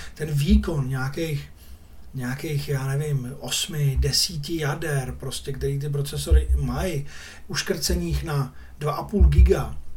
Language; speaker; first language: Czech; native; Czech